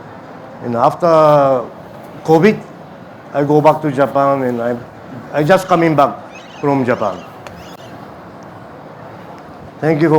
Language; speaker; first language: English; non-native, learner; Japanese